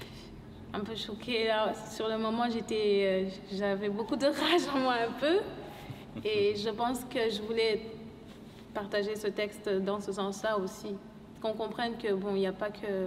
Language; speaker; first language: French; non-native, local second language; Lingala